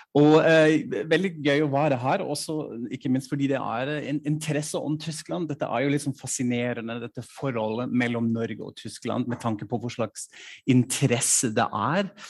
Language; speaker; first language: Norwegian; non-native, fluent; German